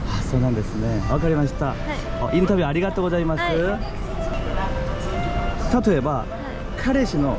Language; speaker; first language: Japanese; non-native, learner; Korean